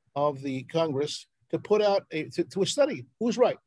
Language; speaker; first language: English; native; English